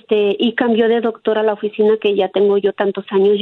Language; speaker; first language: Spanish; native; Spanish